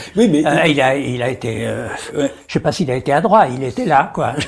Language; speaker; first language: French; native; French